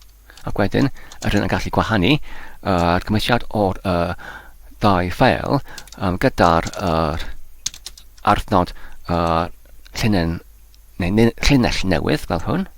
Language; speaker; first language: Welsh; non-native, learner; English